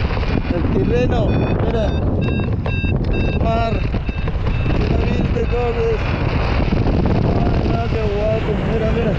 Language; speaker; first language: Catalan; native; Catalan